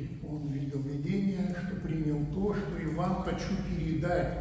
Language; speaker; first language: Russian; native; Russian